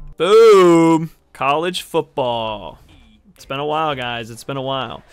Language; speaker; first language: English; native; English